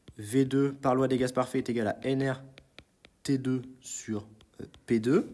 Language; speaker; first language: French; native; French